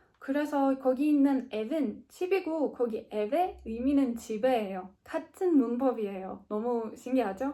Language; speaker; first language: Korean; non-native, fluent; Turkish